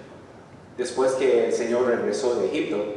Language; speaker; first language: Spanish; non-native, fluent; English